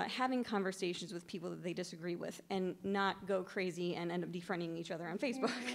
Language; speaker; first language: English; native; English